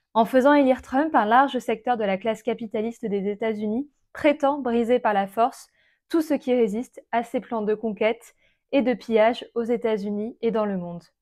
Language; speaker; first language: French; native; French